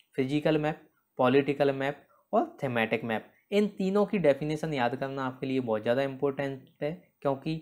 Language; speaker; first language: Hindi; native; Hindi